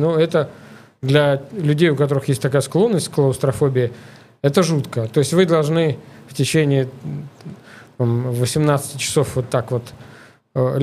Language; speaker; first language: Russian; native; Russian